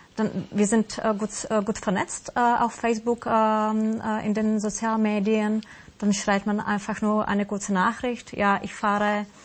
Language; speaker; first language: German; non-native, fluent; Russian